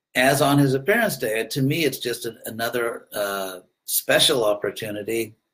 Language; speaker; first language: English; native; English